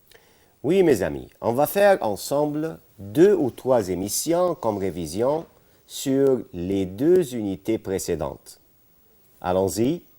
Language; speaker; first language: French; non-native, fluent; Arabic